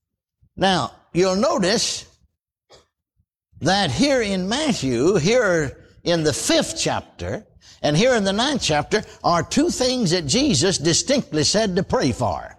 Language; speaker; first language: English; native; English